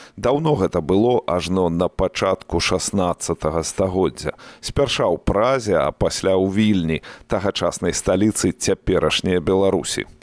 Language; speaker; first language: Belarusian; native; Belarusian